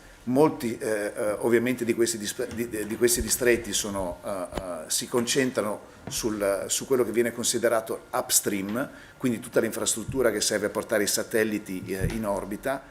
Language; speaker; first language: Italian; native; Italian